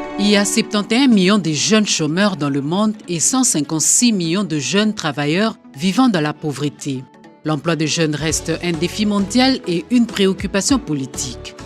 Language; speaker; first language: French; non-native, local second language; Lingala